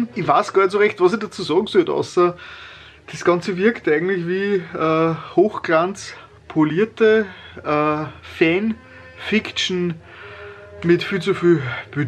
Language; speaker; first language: German; native; German